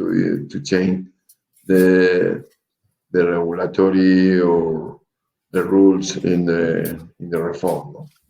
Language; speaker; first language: English; non-native, learner; Spanish